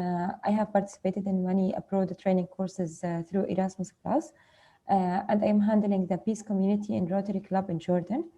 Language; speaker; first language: English; non-native, fluent; Arabic